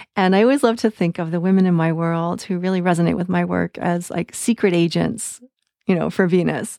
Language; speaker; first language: English; native; English